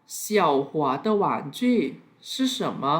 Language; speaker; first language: Chinese; non-native, fluent; Thai